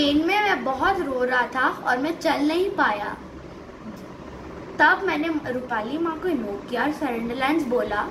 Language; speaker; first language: Hindi; native; Hindi